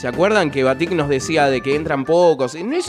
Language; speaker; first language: Spanish; native; Spanish